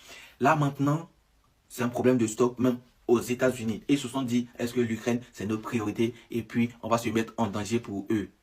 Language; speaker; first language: French; native; French